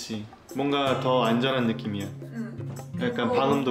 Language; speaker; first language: Korean; native; Korean